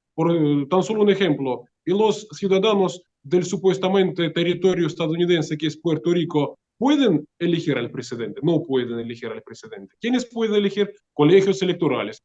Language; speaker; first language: Spanish; non-native, fluent; Russian